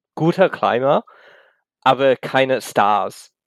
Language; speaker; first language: German; non-native, learner; English